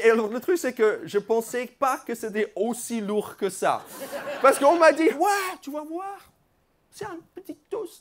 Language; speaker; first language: French; non-native, fluent; English